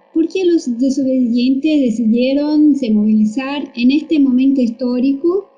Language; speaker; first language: Spanish; non-native, fluent; Portuguese